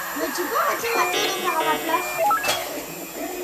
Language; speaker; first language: French; early bilingual, other home language; Portuguese